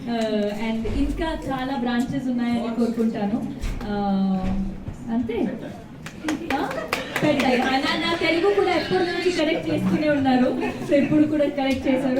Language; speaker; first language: Telugu; non-native, local second language; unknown